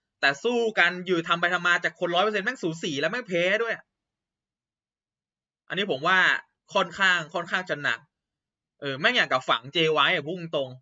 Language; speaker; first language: Thai; native; Thai